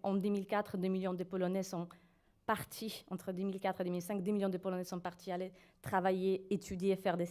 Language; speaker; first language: French; non-native, fluent; Polish